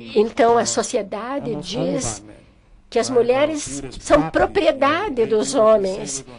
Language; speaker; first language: Portuguese; non-native, fluent; English